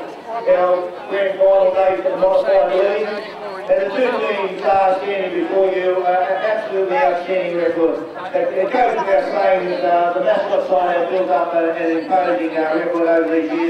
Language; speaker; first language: English; native; English